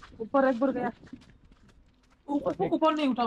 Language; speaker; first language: Hindi; non-native, learner; Bangla